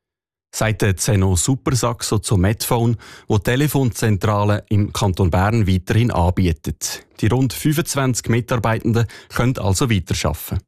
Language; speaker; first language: German; native; German